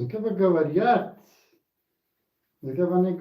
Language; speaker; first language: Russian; non-native, learner; Slovenian